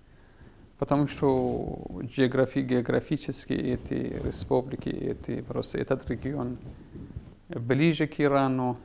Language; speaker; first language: Russian; non-native, fluent; Persian